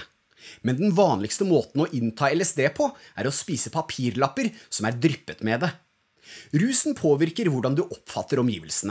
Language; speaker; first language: Norwegian; native; Norwegian